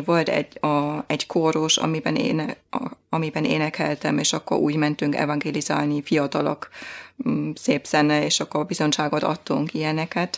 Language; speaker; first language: Hungarian; non-native, fluent; German